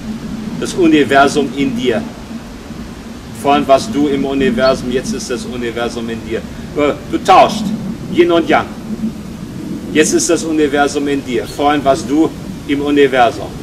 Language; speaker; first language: German; native; German